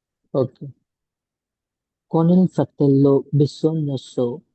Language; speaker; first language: Italian; non-native, learner; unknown